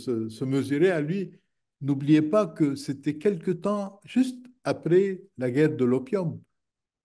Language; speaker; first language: French; non-native, local second language; Arabic